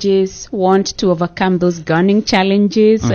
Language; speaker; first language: English; non-native, local second language; Kikuyu